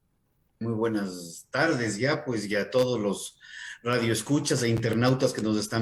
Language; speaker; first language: Spanish; native; Spanish